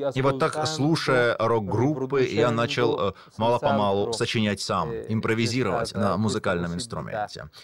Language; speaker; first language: Russian; non-native, fluent; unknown